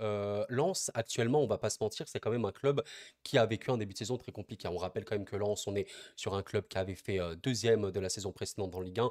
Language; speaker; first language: French; native; French